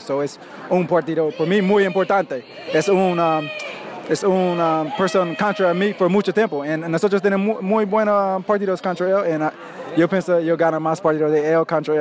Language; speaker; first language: Spanish; non-native, learner; English